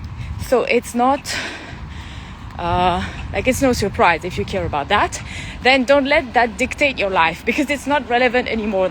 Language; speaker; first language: English; non-native, fluent; French